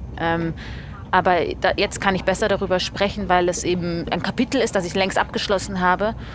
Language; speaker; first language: German; early bilingual, other home language; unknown